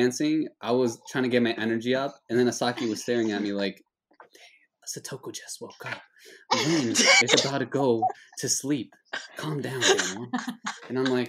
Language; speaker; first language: English; early bilingual, other home language; Spanish